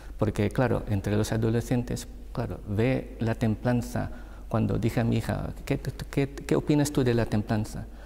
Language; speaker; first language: Spanish; non-native, fluent; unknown